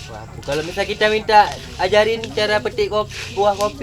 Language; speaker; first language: Indonesian; native; Indonesian